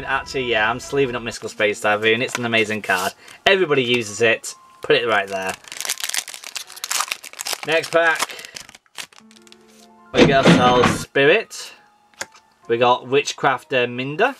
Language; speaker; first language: English; native; English